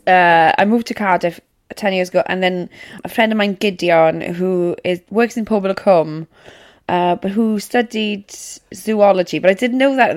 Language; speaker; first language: English; non-native, local second language; Welsh